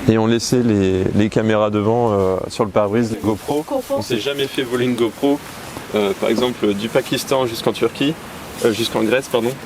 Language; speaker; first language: French; native; French